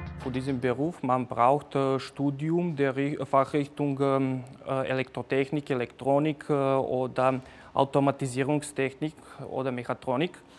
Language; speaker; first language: German; non-native, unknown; Serbian